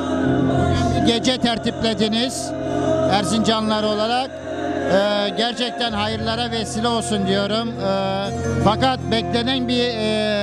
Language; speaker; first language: Turkish; native; Turkish